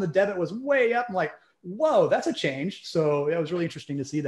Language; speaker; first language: English; native; English